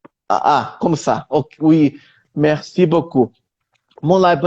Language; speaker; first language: French; non-native, learner; Portuguese